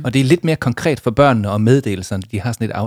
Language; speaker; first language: Danish; native; Danish